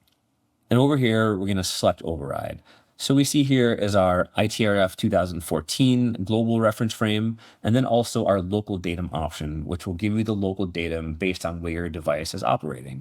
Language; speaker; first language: English; native; English